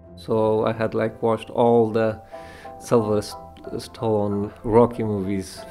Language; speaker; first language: English; non-native, fluent; Persian